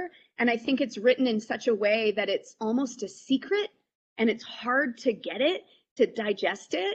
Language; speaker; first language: English; native; English